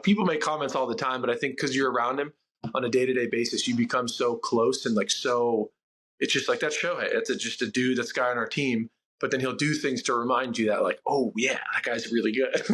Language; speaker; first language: English; native; English